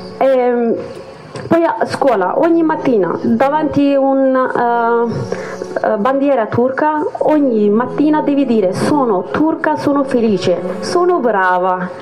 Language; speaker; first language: Italian; non-native, fluent; Kurdish